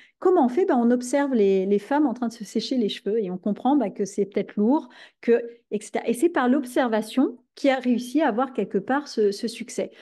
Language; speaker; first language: French; native; French